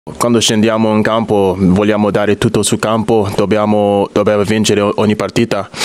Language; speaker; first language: Italian; non-native, fluent; English